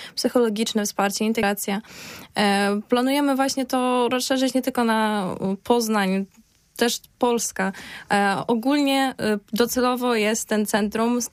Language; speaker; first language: Polish; non-native, fluent; Ukrainian